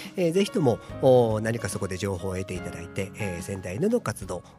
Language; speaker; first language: Japanese; native; Japanese